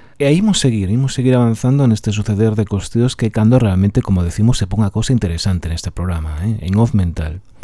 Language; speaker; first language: Galician; non-native, local second language; Spanish